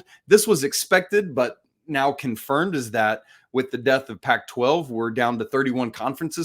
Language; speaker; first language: English; native; English